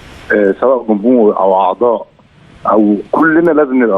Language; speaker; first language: Arabic; native; Arabic